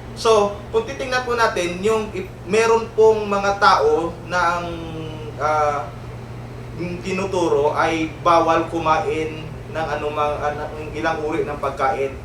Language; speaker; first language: Filipino; native; Filipino